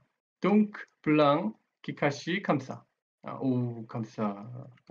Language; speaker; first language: French; non-native, learner; Korean